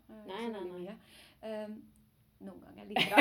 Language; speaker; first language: Norwegian; non-native, learner; Chinese